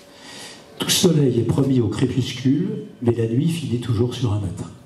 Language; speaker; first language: French; native; French